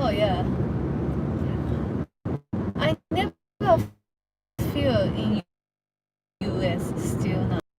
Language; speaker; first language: English; non-native, learner; Japanese